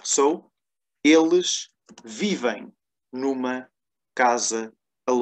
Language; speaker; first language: Portuguese; non-native, fluent; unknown